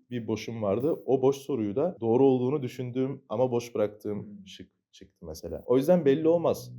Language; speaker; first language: Turkish; early bilingual, heritage; Turkish